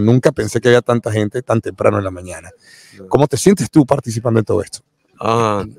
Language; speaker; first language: Spanish; native; Spanish